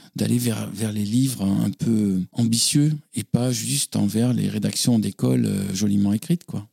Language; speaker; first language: French; native; French